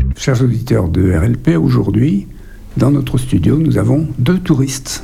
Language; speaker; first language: French; native; French